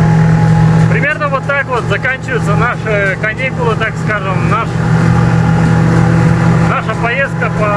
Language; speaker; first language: Russian; native; Russian